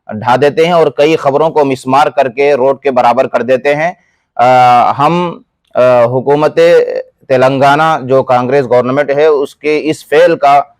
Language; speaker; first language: Urdu; native; Urdu